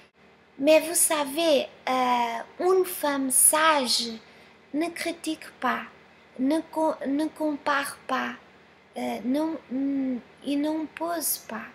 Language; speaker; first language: French; non-native, fluent; Portuguese